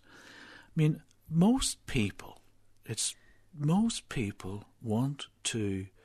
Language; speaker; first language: English; native; English